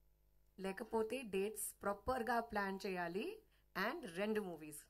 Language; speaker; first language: Telugu; non-native, learner; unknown